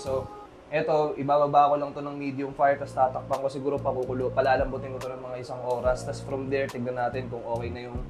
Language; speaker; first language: Filipino; native; Filipino